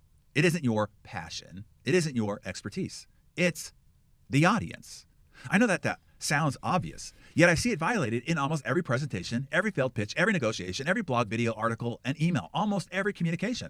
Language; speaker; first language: English; native; English